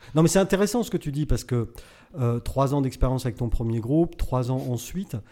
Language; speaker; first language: French; native; French